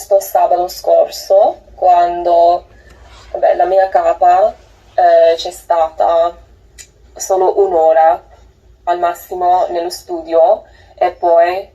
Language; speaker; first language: Italian; non-native, learner; English